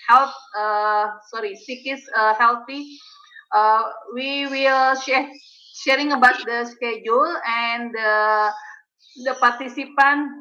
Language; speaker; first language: English; non-native, learner; Indonesian